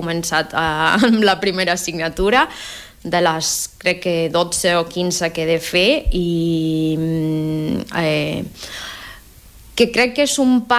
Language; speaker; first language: Catalan; non-native, fluent; Spanish